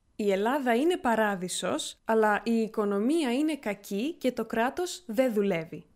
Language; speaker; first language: Greek; native; Greek